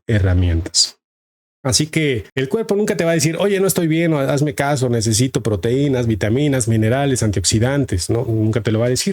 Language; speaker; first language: Spanish; native; Spanish